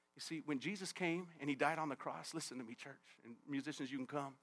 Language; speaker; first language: English; native; English